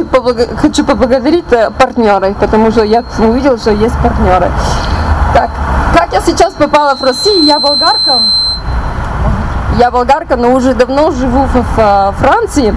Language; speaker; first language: Russian; non-native, learner; Bulgarian